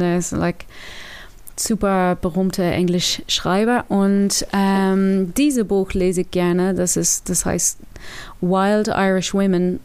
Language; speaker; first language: German; non-native, learner; English